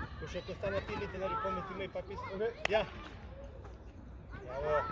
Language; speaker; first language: Swedish; non-native, fluent; Serbian